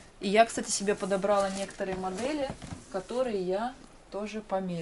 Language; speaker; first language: Russian; native; Russian